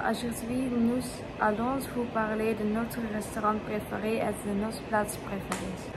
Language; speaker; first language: French; non-native, learner; Dutch